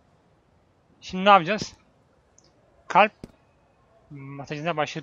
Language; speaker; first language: Turkish; native; Turkish